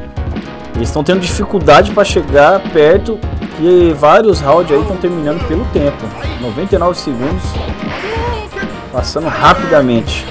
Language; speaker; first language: Portuguese; native; Portuguese